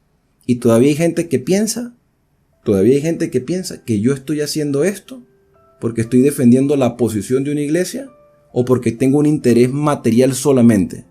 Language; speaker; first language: Spanish; native; Spanish